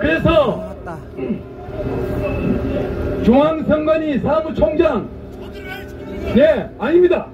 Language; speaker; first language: Korean; native; Korean